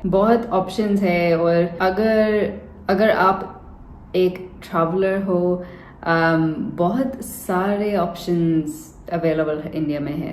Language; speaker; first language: Hindi; non-native, learner; English